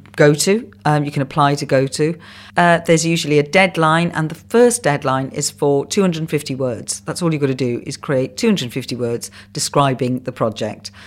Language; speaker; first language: English; non-native, local second language; Welsh